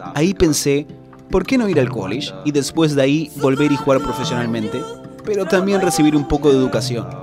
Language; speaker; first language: Spanish; non-native, fluent; Rundi